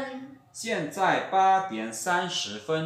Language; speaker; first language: Chinese; non-native, fluent; Lao